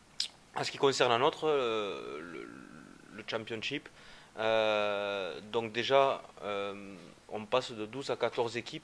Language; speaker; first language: French; native; French